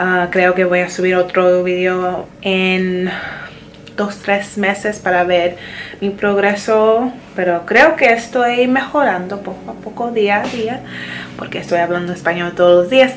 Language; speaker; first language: Spanish; non-native, learner; English